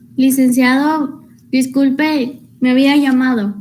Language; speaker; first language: Spanish; native; Spanish